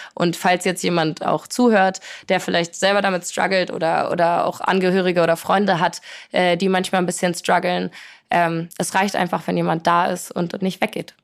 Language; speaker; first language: German; early bilingual, other home language; Polish